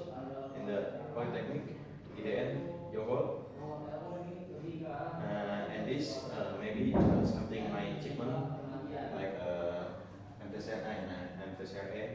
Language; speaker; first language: English; non-native, learner; Indonesian